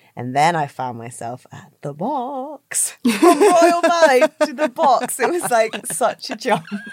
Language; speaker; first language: English; native; English